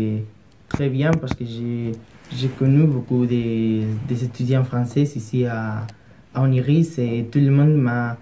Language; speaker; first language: French; non-native, learner; Spanish